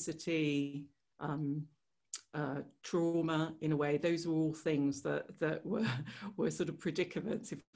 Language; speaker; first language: English; native; English